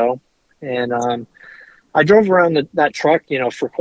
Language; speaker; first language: English; native; English